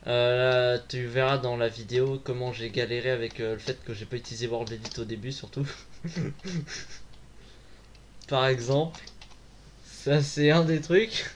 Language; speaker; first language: French; native; French